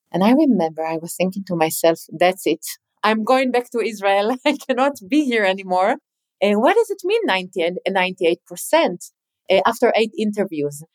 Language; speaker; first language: English; non-native, fluent; Hebrew